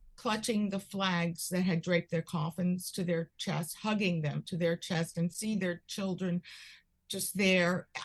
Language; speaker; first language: English; early bilingual, other home language; Spanish